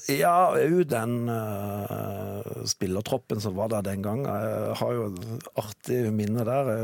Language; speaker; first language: Norwegian; native; Norwegian